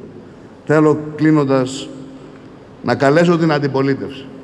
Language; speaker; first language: Greek; native; Greek